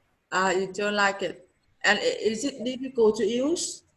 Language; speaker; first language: English; non-native, learner; Vietnamese